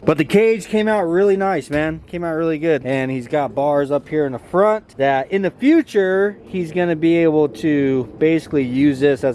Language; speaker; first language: English; native; English